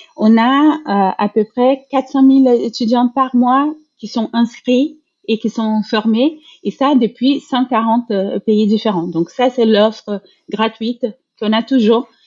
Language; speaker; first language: French; non-native, fluent; Portuguese